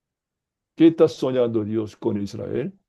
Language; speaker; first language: Spanish; non-native, fluent; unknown